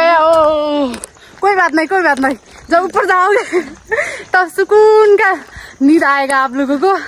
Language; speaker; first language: Nepali; native; Nepali